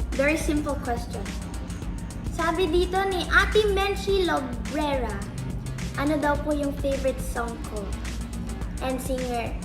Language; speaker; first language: Filipino; non-native, local second language; Cebuano